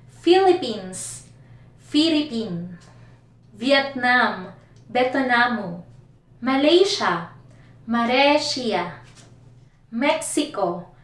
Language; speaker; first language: English; non-native, local second language; Filipino